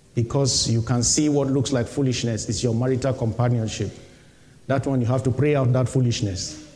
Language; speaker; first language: English; non-native, local second language; Yoruba